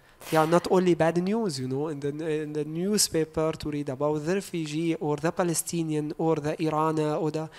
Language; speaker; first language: English; non-native, learner; Arabic